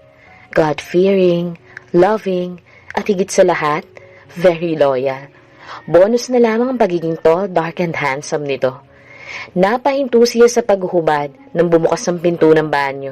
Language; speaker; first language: Filipino; native; Filipino